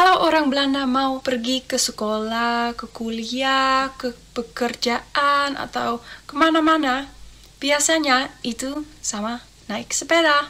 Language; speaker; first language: Indonesian; non-native, learner; Dutch